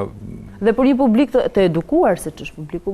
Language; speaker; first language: Albanian; native; Albanian